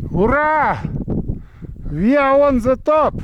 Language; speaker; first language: English; non-native, learner; Russian